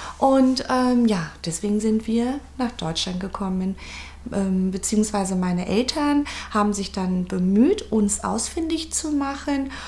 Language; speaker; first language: German; early bilingual, other home language; Vietnamese